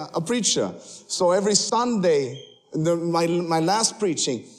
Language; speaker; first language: English; early bilingual, heritage; Spanish